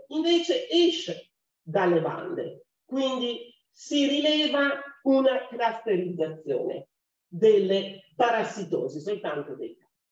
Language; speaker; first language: Italian; native; Italian